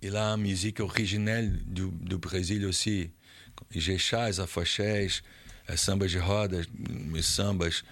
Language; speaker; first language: French; non-native, learner; Portuguese